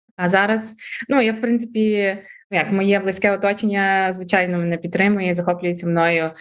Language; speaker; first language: Ukrainian; native; Ukrainian